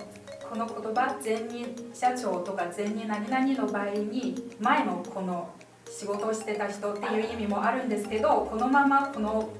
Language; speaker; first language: Japanese; non-native, fluent; Chinese